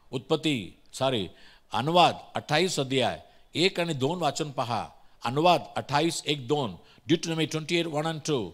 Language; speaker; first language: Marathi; non-native, local second language; Tamil